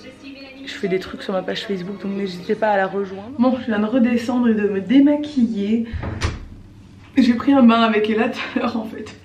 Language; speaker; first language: French; native; French